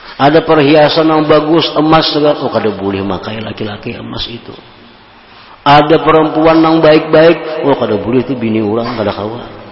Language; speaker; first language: Indonesian; non-native, local second language; Banjar